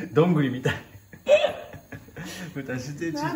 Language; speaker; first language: Japanese; native; Japanese